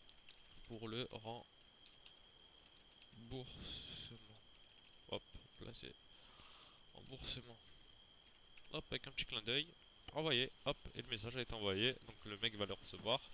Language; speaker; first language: French; native; French